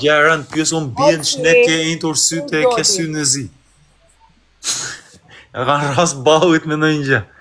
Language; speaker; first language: Albanian; native; Albanian